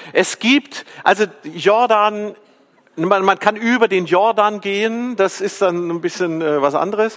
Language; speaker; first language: German; native; German